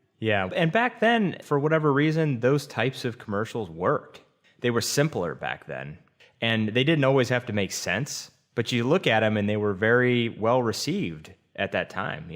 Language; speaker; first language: English; native; English